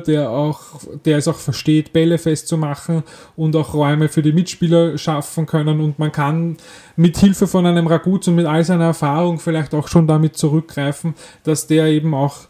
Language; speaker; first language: German; native; German